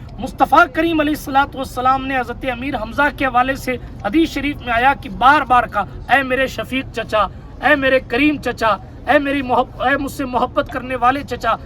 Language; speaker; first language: Urdu; native; Urdu